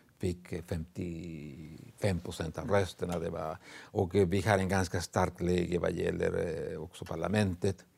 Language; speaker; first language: Swedish; non-native, fluent; Spanish